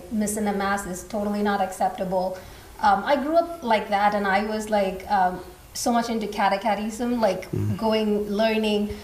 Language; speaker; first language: English; non-native, local second language; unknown